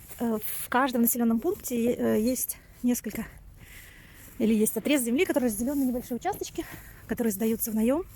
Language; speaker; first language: Russian; native; Russian